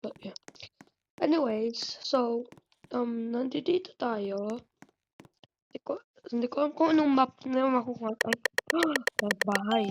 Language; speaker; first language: Filipino; native; Filipino